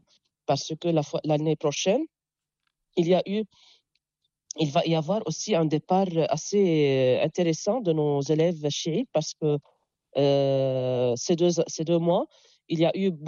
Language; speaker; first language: French; non-native, local second language; Arabic